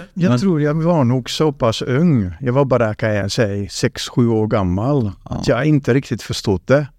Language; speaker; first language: Swedish; non-native, fluent; Dutch